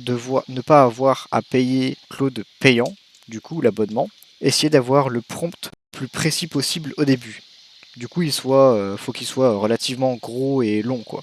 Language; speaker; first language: French; native; French